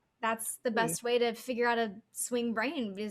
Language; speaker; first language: English; native; English